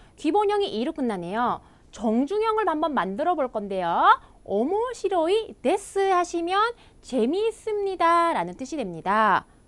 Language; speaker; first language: Korean; native; Korean